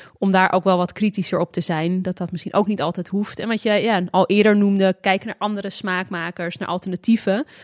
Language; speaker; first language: Dutch; native; Dutch